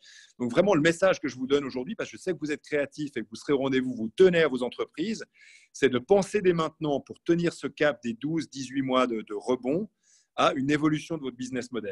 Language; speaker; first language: French; native; French